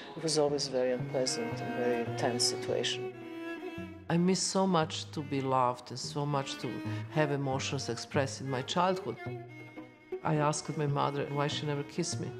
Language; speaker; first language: English; non-native, fluent; Serbian